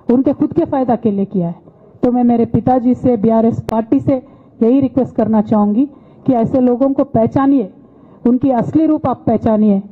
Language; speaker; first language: Hindi; non-native, local second language; Telugu